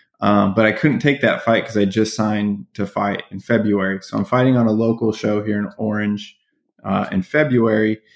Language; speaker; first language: English; native; English